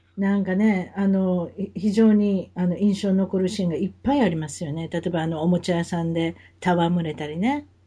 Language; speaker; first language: Japanese; native; Japanese